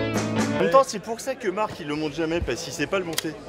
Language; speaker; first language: French; native; French